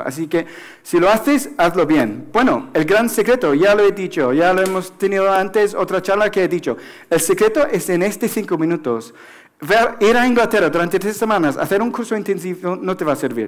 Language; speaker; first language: Spanish; non-native, fluent; English